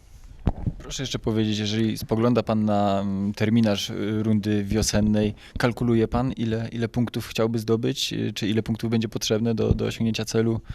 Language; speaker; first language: Polish; native; Polish